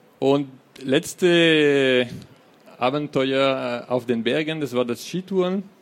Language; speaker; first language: German; non-native, fluent; French